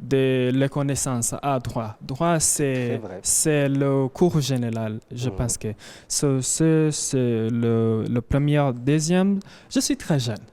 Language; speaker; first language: French; non-native, learner; Kinyarwanda